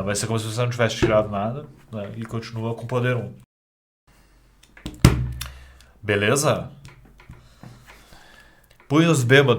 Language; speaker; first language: Portuguese; native; Portuguese